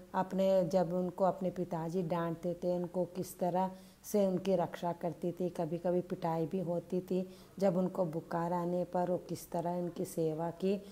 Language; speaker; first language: Hindi; non-native, local second language; Telugu